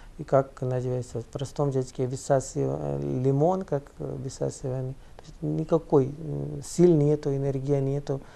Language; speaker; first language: Russian; non-native, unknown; Punjabi